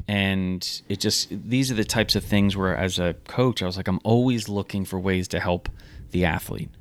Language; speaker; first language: English; native; English